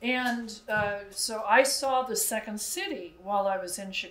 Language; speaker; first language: English; native; English